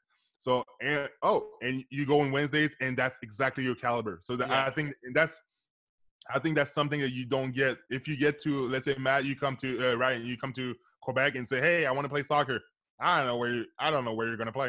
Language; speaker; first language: English; native; English